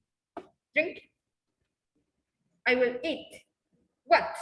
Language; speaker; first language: English; non-native, fluent; Spanish